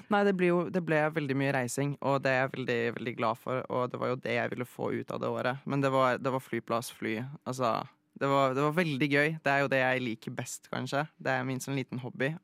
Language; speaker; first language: Norwegian; early bilingual, other home language; Polish